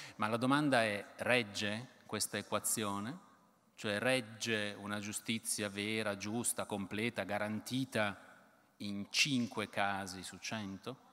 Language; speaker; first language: Italian; native; Italian